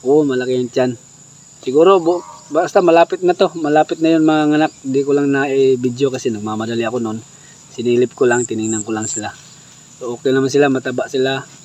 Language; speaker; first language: Filipino; non-native, local second language; Cebuano